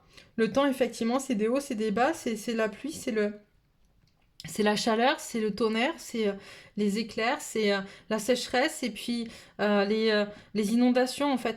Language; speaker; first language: French; native; French